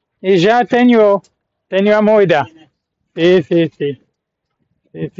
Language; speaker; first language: Portuguese; non-native, learner; English